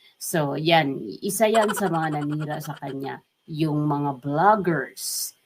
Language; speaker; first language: Filipino; non-native, local second language; Waray